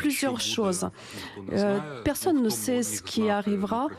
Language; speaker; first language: French; non-native, fluent; Ukrainian